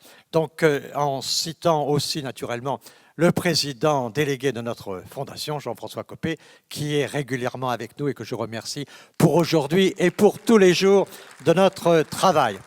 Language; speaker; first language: French; native; French